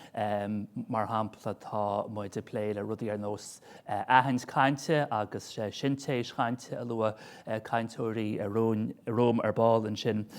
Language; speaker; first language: Irish; native; Irish